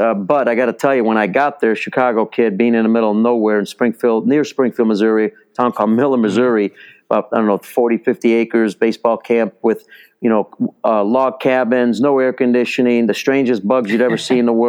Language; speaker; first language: English; early bilingual, other home language; Italian